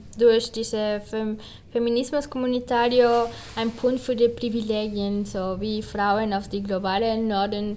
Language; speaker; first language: German; non-native, learner; Spanish